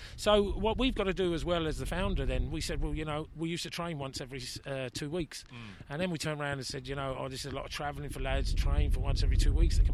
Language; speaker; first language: English; native; English